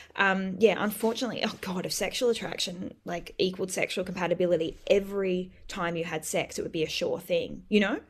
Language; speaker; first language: English; native; English